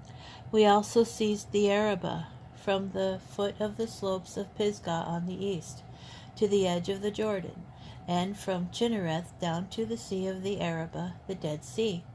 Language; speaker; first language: English; native; English